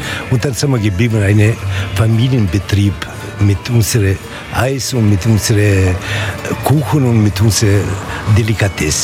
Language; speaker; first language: German; non-native, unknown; Italian